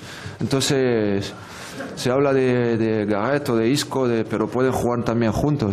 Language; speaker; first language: Spanish; non-native, fluent; French